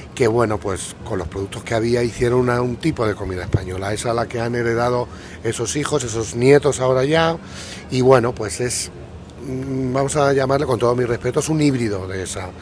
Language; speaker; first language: Spanish; native; Spanish